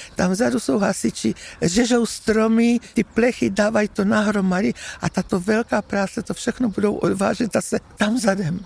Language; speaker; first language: Czech; native; Czech